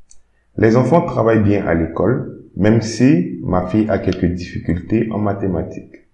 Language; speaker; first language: French; non-native, fluent; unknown